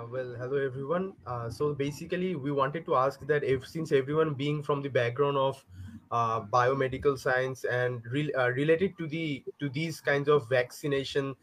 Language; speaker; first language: English; non-native, local second language; Bangla